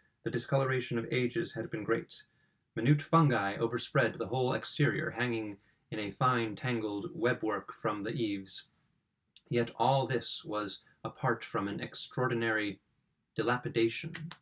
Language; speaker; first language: English; native; English